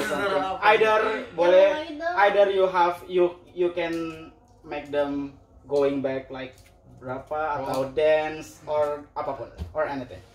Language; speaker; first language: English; non-native, learner; Indonesian